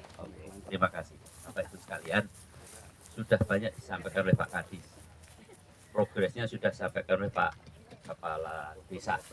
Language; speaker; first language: Indonesian; non-native, local second language; Javanese